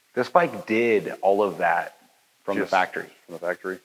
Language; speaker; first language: English; native; English